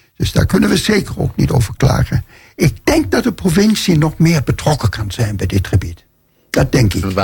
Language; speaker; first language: Dutch; non-native, fluent; Danish